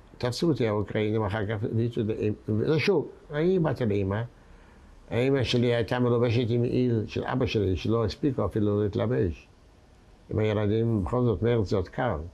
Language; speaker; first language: Hebrew; non-native, fluent; Yiddish